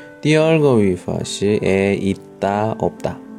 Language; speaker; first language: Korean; non-native, fluent; Chinese